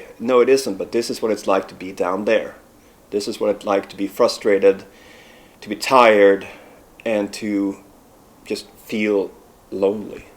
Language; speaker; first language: English; non-native, fluent; Swedish